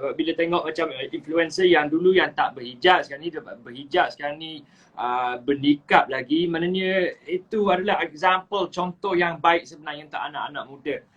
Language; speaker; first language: Malay; native; Malay